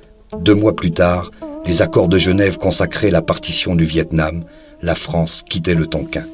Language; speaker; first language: French; native; French